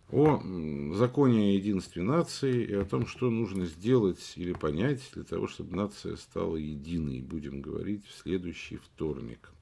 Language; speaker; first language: Russian; native; Russian